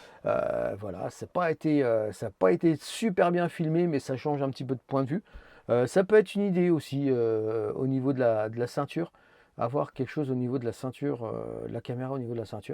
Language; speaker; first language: French; native; French